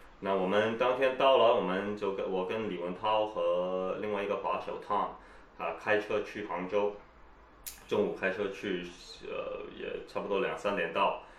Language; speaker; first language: Chinese; early bilingual, heritage; Chinese